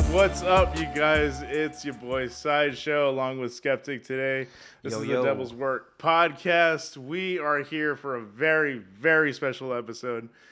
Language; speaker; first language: English; native; English